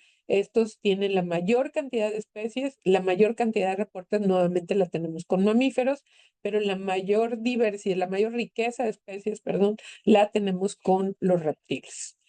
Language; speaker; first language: Spanish; native; Spanish